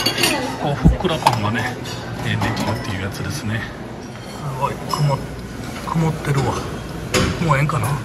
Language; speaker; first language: Japanese; native; Japanese